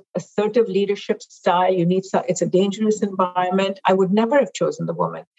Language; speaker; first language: English; non-native, local second language; Hindi